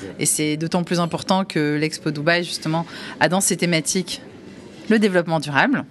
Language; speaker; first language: French; native; French